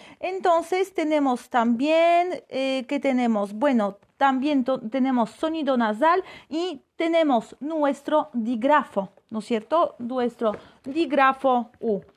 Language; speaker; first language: Spanish; non-native, fluent; Polish